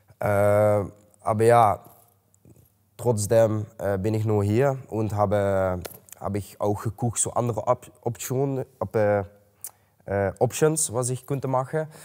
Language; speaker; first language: German; non-native, learner; Dutch